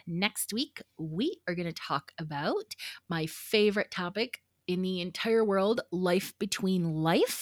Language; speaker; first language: English; native; English